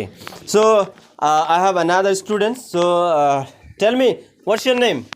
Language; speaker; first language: English; non-native, learner; Hindi